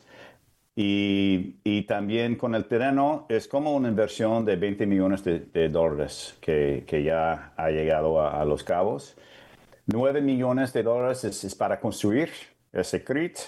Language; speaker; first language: Spanish; non-native, fluent; English